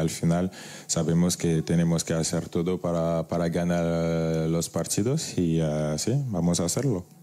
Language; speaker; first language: Spanish; non-native, fluent; French